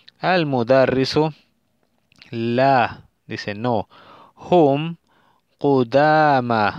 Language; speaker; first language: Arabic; non-native, fluent; Spanish